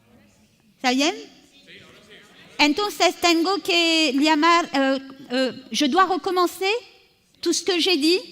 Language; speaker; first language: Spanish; non-native, learner; French